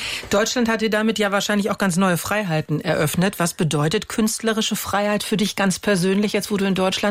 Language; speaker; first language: German; native; German